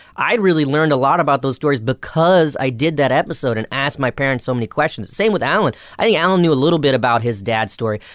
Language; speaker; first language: English; early bilingual, other home language; Hindi